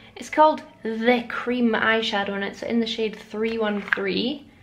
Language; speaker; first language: English; native; English